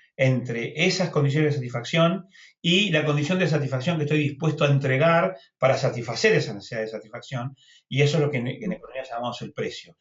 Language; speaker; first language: Spanish; native; Spanish